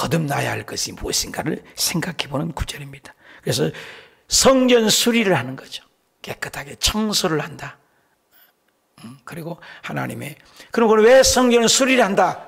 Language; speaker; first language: Korean; native; Korean